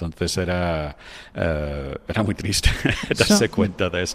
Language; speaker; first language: Spanish; non-native, fluent; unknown